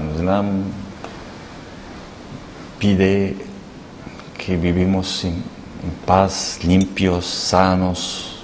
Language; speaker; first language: Spanish; non-native, learner; Arabic